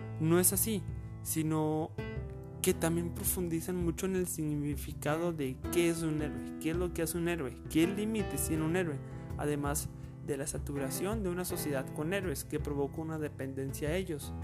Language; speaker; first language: Spanish; native; Spanish